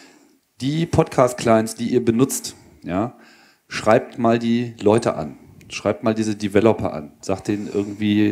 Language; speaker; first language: German; native; German